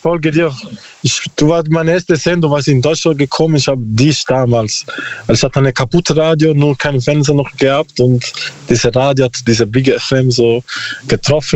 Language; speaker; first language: German; non-native, learner; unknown